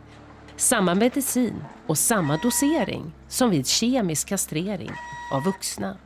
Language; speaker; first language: Swedish; native; Swedish